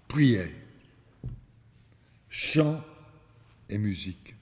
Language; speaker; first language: French; non-native, fluent; English